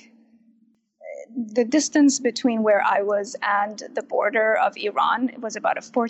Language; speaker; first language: English; non-native, fluent; Arabic